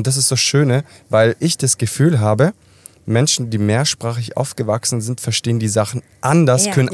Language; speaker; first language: German; early bilingual, other home language; Italian